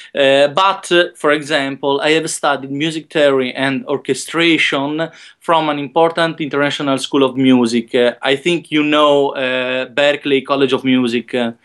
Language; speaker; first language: English; non-native, learner; Italian